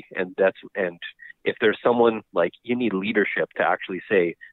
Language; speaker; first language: English; native; English